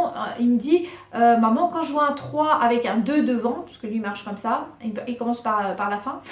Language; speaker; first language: French; native; French